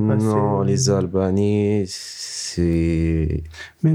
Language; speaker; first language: French; non-native, learner; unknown